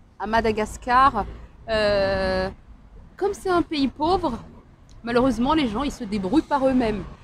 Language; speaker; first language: French; non-native, local second language; Malagasy